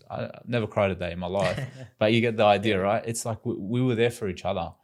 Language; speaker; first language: English; native; English